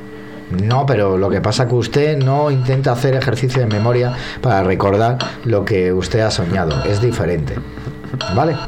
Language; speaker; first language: Spanish; native; Spanish